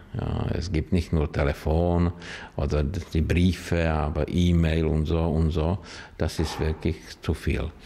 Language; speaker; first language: German; non-native, learner; Czech